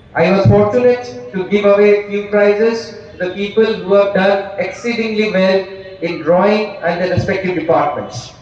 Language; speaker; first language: English; non-native, local second language; Hindi